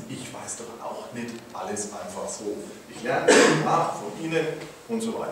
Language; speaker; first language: German; native; German